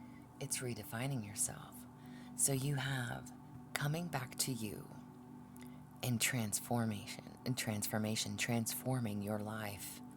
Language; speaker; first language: English; native; English